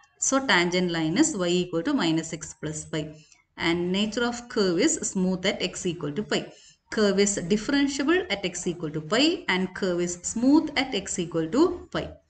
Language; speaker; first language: English; non-native, local second language; Malayalam